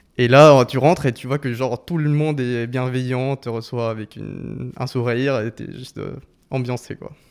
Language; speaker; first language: French; non-native, fluent; Spanish